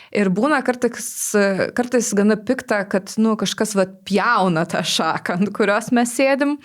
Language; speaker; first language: Lithuanian; non-native, local second language; Polish